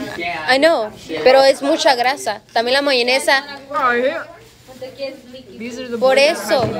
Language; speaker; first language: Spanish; early bilingual, other home language; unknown